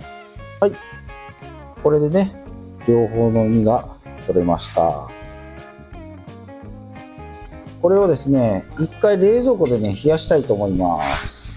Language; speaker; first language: Japanese; native; Japanese